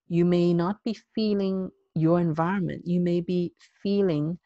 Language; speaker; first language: English; non-native, local second language; Cantonese